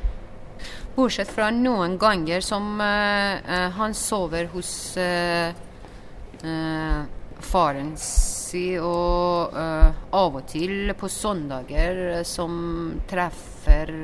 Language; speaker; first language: Norwegian; non-native, learner; Persian